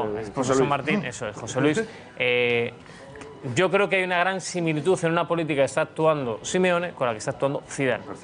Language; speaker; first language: Spanish; native; Spanish